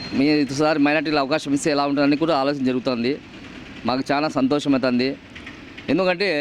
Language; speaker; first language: Telugu; non-native, local second language; Urdu